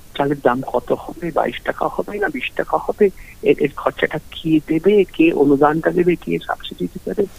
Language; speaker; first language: Bangla; early bilingual, heritage; Bangla